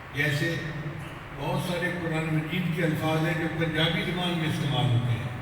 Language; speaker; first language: Urdu; non-native, local second language; Punjabi